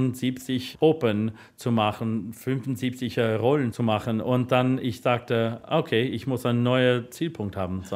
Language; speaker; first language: German; non-native, fluent; English